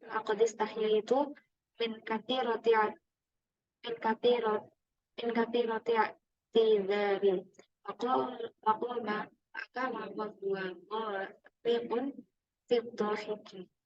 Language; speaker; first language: Arabic; non-native, learner; Indonesian